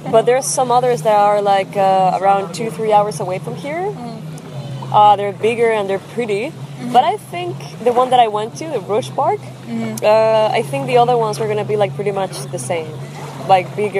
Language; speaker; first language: English; non-native, fluent; Spanish